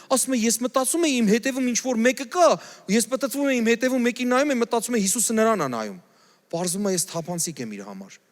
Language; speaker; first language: Armenian; native; Armenian